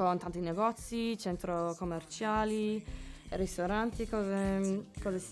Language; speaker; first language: Italian; non-native, learner; English